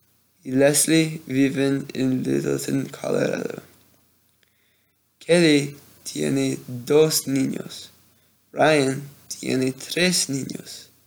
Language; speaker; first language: Spanish; non-native, learner; English